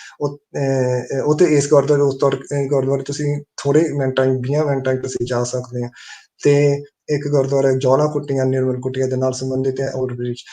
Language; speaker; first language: Punjabi; early bilingual, heritage; Punjabi